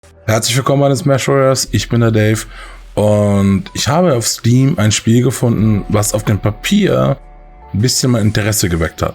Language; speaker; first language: German; native; German